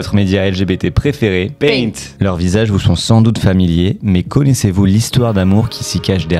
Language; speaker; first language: French; native; French